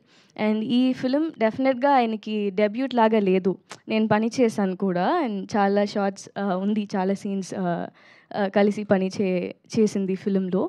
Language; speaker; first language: Telugu; non-native, learner; Tamil